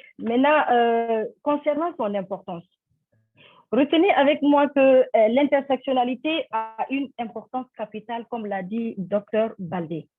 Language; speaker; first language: French; non-native, local second language; Fula